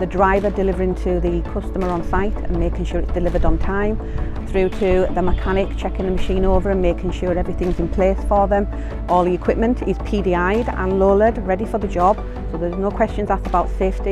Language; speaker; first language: English; native; English